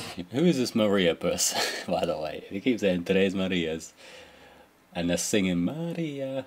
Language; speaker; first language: English; native; English